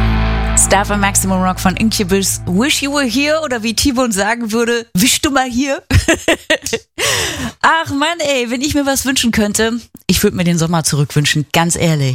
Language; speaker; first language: German; native; German